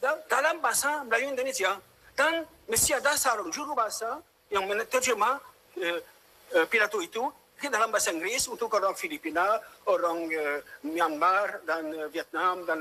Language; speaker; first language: Indonesian; non-native, fluent; French